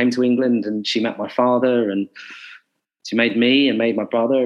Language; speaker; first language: English; native; English